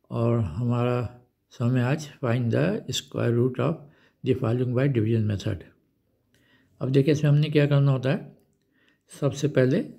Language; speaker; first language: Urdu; non-native, local second language; Punjabi